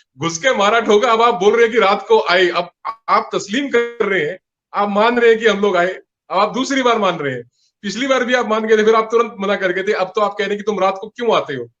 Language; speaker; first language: Hindi; non-native, local second language; Punjabi